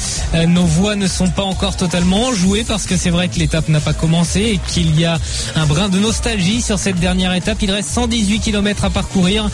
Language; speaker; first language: French; native; French